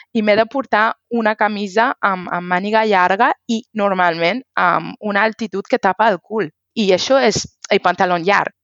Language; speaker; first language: Catalan; non-native, fluent; Persian